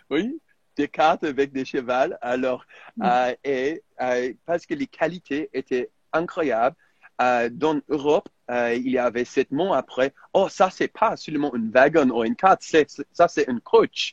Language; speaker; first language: French; non-native, fluent; English